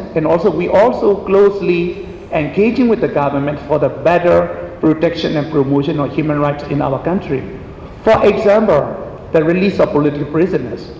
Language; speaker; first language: English; non-native, fluent; Burmese